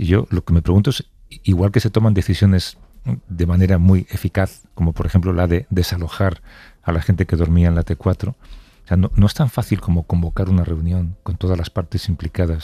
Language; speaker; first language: Spanish; native; Spanish